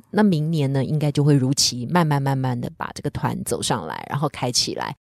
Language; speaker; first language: Chinese; native; Chinese